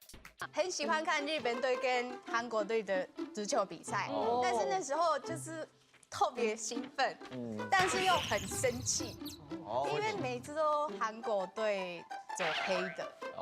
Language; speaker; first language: Chinese; non-native, fluent; Japanese